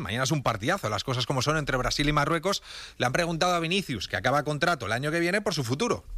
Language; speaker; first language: Spanish; native; Spanish